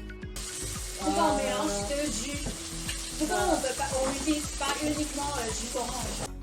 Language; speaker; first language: French; non-native, fluent; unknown